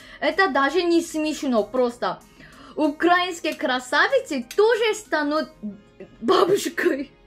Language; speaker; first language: Russian; non-native, learner; Korean